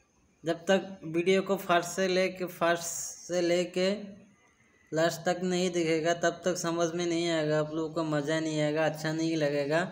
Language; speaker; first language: Hindi; non-native, local second language; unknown